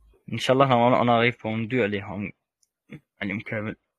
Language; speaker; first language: French; non-native, local second language; Arabic